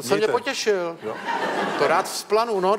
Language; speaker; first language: Czech; native; Czech